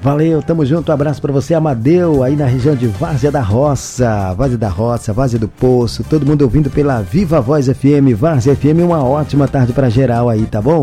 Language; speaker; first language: Portuguese; native; Portuguese